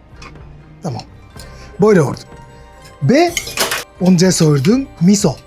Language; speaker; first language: Turkish; non-native, learner; Japanese